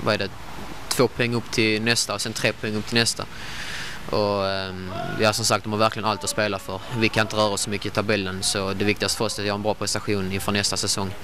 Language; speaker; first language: Swedish; native; Swedish